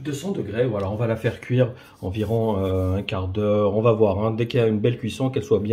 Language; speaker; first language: French; native; French